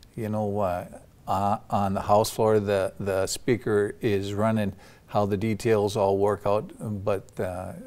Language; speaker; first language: English; native; English